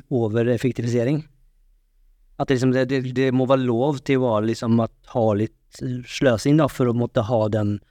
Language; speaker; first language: Swedish; non-native, fluent; Norwegian